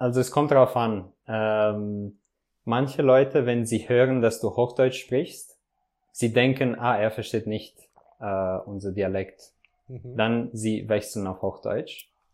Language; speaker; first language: German; non-native, fluent; Italian